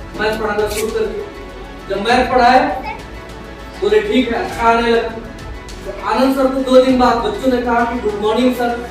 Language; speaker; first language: Hindi; native; Hindi